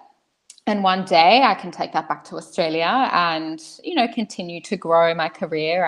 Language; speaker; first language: English; native; English